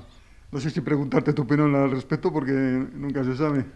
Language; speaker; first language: Spanish; native; Spanish